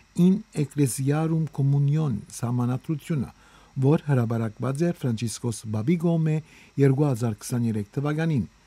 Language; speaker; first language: Armenian; native; Armenian